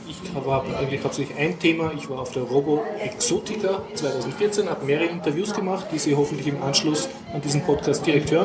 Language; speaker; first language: German; native; German